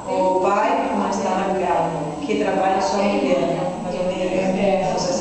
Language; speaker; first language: Portuguese; non-native, learner; Italian